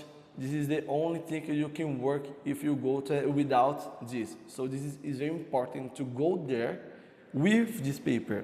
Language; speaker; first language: English; non-native, learner; Portuguese